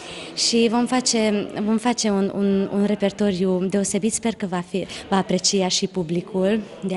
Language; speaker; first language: Romanian; non-native, local second language; Hungarian